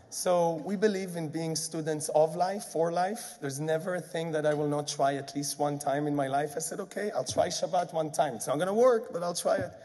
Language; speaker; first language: English; non-native, fluent; Hebrew